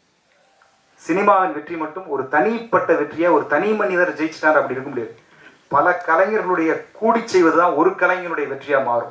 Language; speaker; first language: Tamil; native; Tamil